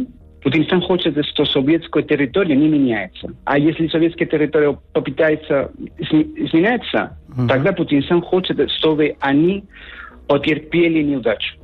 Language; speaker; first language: Russian; non-native, fluent; Spanish